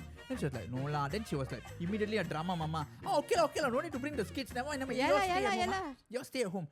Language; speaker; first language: English; native; English